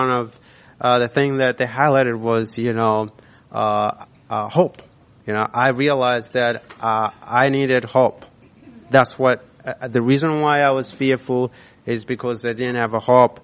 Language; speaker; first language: English; non-native, local second language; Nyanja